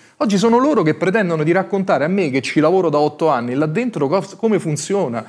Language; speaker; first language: Italian; native; Italian